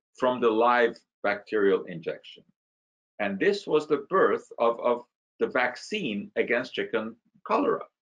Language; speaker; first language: English; non-native, fluent; Hungarian